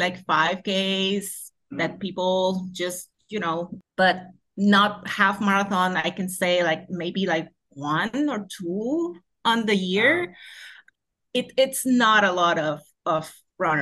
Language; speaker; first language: English; non-native, fluent; Spanish